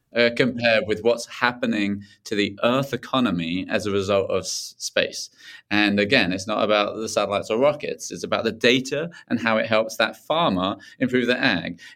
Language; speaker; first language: English; native; English